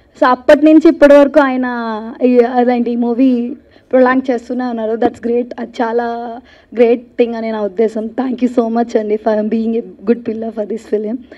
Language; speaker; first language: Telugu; native; Telugu